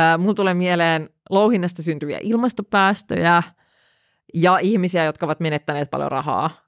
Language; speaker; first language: Finnish; non-native, local second language; Swedish